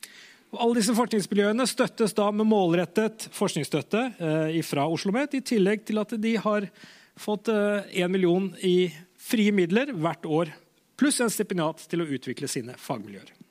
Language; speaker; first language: Norwegian; native; Norwegian